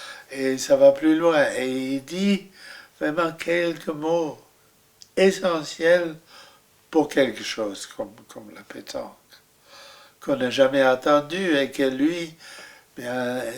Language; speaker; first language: French; non-native, fluent; German